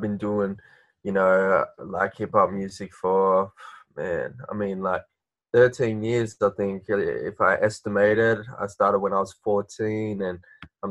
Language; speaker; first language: English; native; English